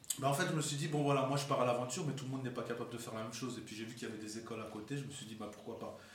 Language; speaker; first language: French; native; French